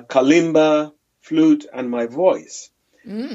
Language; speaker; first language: English; non-native, local second language; Ganda